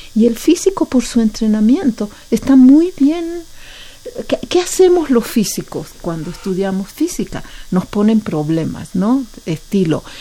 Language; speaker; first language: Spanish; native; Spanish